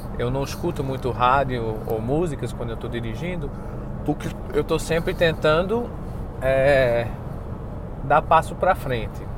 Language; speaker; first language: Portuguese; non-native, fluent; English